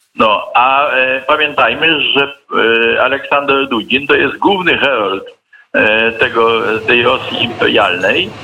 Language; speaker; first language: Polish; native; Polish